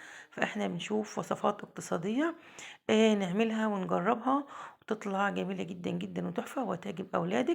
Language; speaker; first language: Arabic; native; Arabic